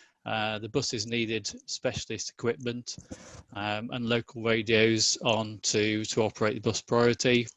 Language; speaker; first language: English; native; English